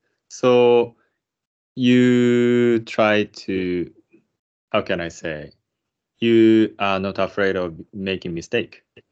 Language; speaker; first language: English; non-native, fluent; Japanese